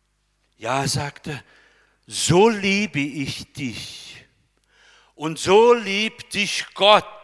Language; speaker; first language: German; non-native, fluent; Portuguese